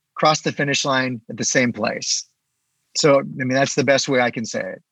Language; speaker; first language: English; native; English